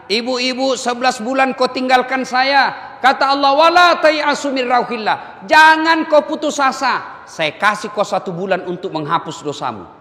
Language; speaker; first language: Indonesian; native; Indonesian